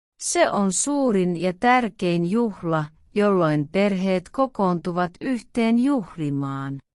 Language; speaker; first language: Finnish; non-native, learner; Vietnamese